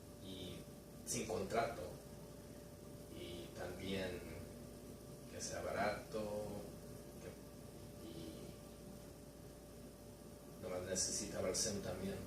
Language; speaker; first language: Spanish; early bilingual, heritage; Spanish